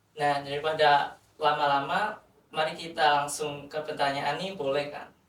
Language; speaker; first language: Indonesian; native; Indonesian